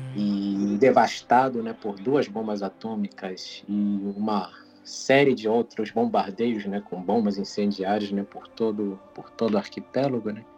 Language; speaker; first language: Portuguese; native; Portuguese